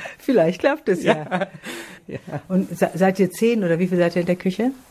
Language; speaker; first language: German; native; German